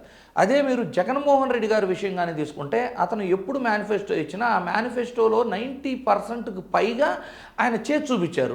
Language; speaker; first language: Telugu; native; Telugu